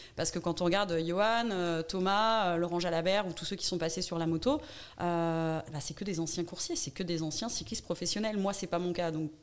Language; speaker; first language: French; native; French